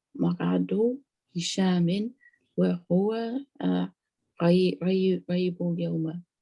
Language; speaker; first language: Arabic; non-native, learner; English